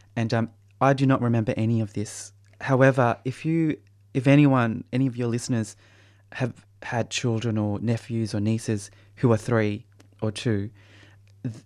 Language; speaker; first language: English; native; English